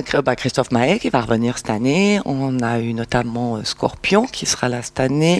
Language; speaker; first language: French; native; French